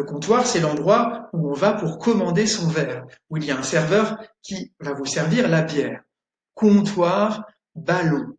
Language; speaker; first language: French; native; French